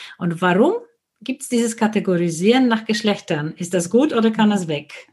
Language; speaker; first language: German; non-native, fluent; Polish